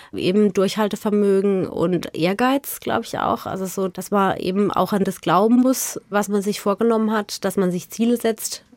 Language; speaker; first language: German; native; German